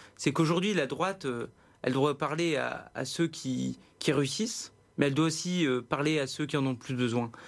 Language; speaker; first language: French; native; French